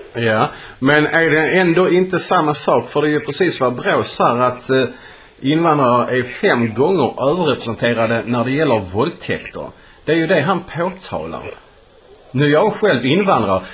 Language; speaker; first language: Swedish; non-native, fluent; Polish